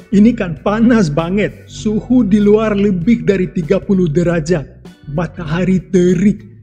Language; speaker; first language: Indonesian; non-native, fluent; Russian